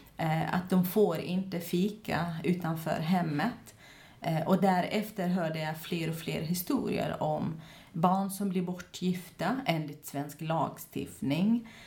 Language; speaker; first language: Swedish; non-native, fluent; Kurdish